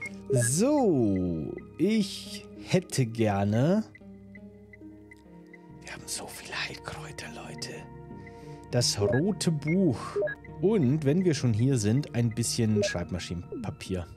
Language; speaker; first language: German; native; German